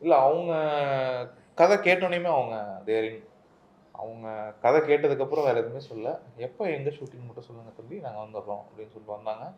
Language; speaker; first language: Tamil; native; Tamil